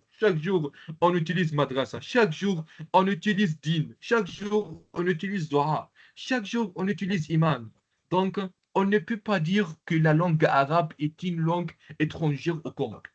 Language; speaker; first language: French; non-native, local second language; Arabic